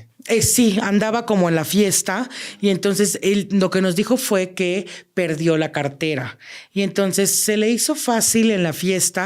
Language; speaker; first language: Spanish; native; Spanish